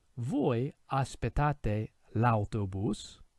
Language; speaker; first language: Italian; non-native, fluent; English